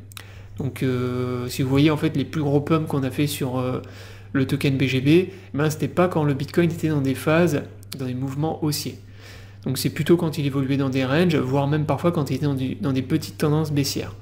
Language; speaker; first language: French; native; French